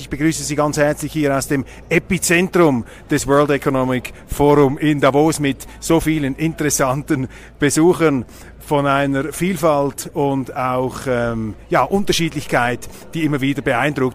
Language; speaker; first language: German; native; German